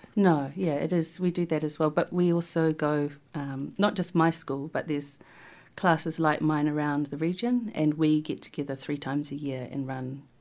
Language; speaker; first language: English; native; English